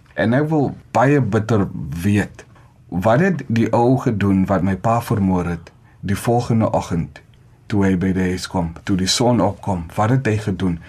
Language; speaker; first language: Afrikaans; non-native, local second language; Xhosa